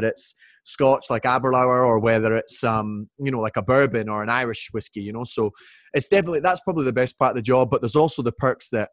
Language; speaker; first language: English; native; English